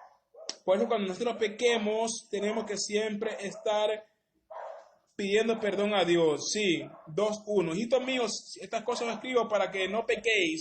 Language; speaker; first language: Spanish; native; Spanish